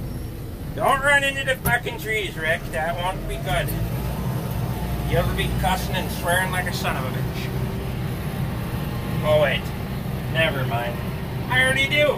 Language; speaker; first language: English; native; English